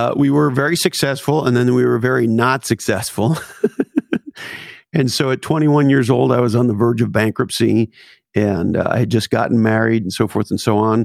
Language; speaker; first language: English; native; English